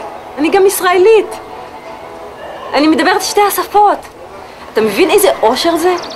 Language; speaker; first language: Hebrew; non-native, local second language; Arabic